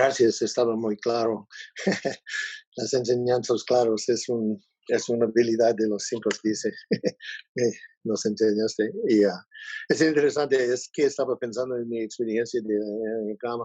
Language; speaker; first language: Spanish; non-native, learner; English